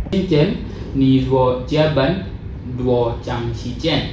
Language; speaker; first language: Chinese; non-native, learner; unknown